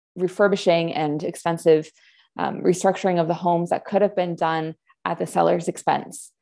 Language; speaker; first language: English; non-native, fluent; Spanish